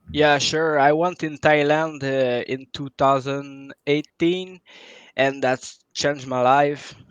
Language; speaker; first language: English; non-native, local second language; French